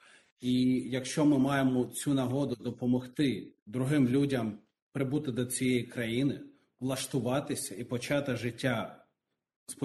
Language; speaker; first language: Ukrainian; non-native, local second language; Russian